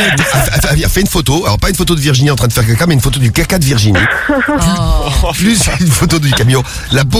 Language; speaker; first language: French; native; French